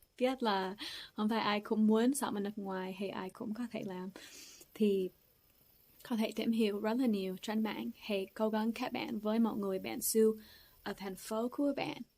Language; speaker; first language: Vietnamese; non-native, fluent; English